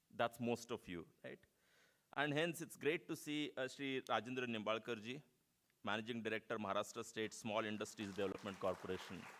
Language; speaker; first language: English; non-native, local second language; Marathi